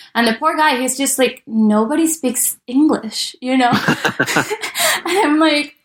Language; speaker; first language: English; early bilingual, other home language; Spanish